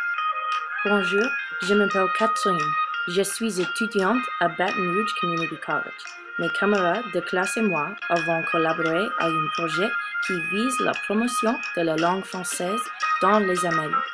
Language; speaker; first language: French; non-native, learner; English